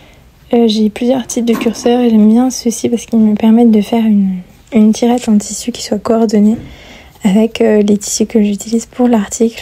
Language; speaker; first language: French; native; French